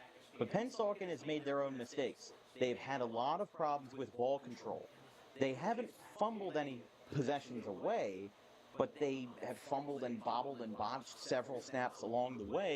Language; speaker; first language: English; native; English